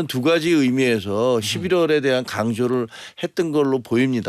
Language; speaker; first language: Korean; native; Korean